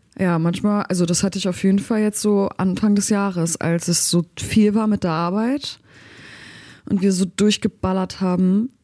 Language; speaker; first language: German; early bilingual, other home language; Turkish